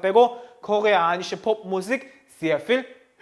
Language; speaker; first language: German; non-native, fluent; Korean